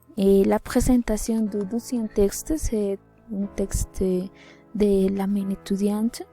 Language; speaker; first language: French; non-native, learner; Spanish